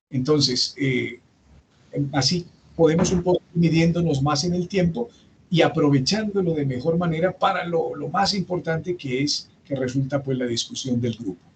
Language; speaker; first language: Spanish; native; Spanish